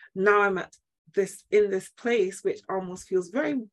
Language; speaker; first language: English; native; English